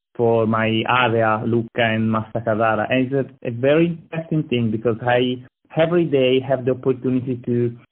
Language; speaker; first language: English; non-native, learner; Italian